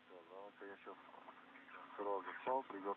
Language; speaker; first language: Russian; native; Russian